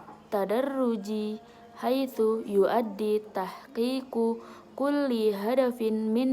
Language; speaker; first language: Arabic; non-native, learner; Indonesian